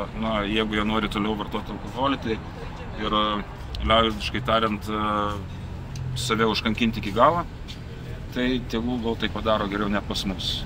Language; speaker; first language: Lithuanian; native; Lithuanian